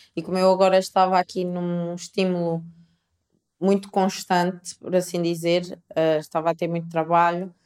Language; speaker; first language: Portuguese; native; Portuguese